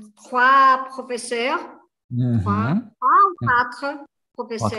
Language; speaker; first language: French; non-native, learner; Portuguese